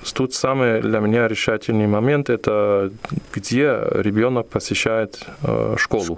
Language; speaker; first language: Russian; non-native, fluent; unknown